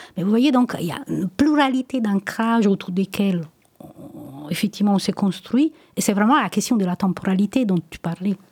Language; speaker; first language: French; non-native, fluent; Italian